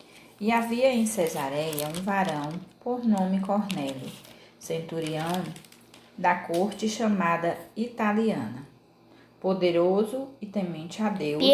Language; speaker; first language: Portuguese; native; Portuguese